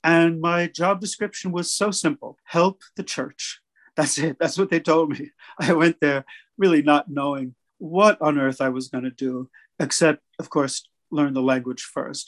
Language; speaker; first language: English; native; English